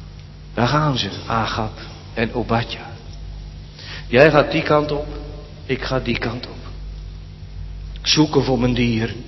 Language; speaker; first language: Dutch; native; Dutch